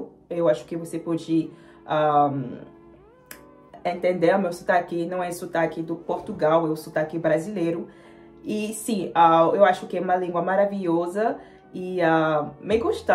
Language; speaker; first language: Portuguese; non-native, learner; French